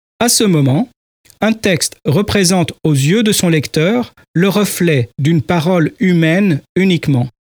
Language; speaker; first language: French; native; French